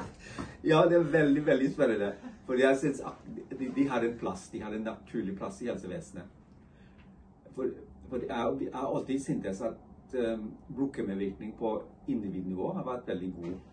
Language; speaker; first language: Norwegian; non-native, fluent; English